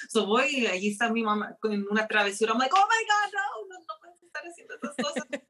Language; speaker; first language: Spanish; early bilingual, heritage; Spanish